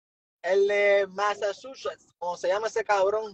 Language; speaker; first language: Spanish; native; Spanish